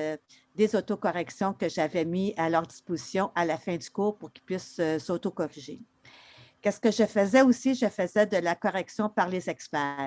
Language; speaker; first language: French; native; French